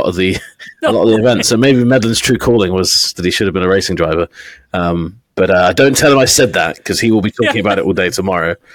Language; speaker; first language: English; native; English